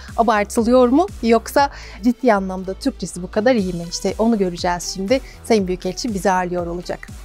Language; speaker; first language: Turkish; native; Turkish